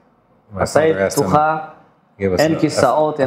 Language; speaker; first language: Hebrew; non-native, fluent; Amharic